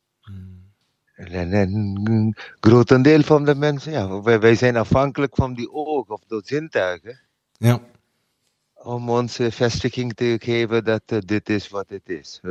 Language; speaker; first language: Dutch; non-native, learner; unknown